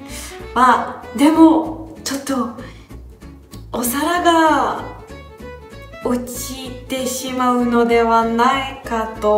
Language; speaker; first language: Japanese; non-native, fluent; Hungarian